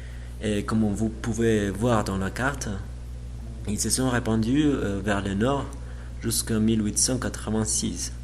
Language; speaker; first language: French; non-native, learner; Spanish